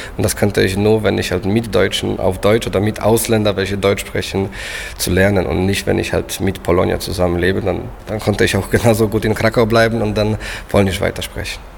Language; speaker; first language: German; non-native, fluent; Polish